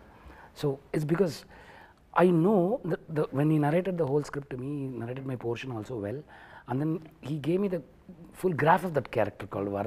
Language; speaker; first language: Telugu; non-native, local second language; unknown